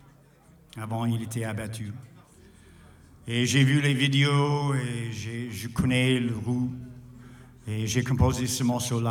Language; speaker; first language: French; non-native, fluent; English